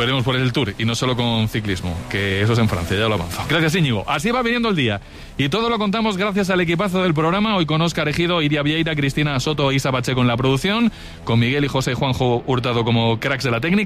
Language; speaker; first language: Spanish; native; Spanish